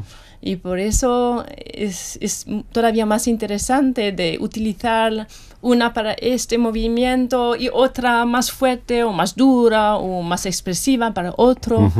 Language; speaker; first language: Spanish; non-native, fluent; German